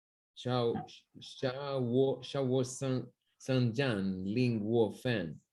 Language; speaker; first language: Chinese; non-native, learner; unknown